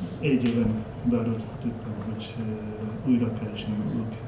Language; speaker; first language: Hungarian; non-native, learner; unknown